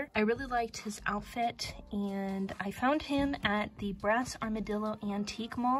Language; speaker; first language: English; native; English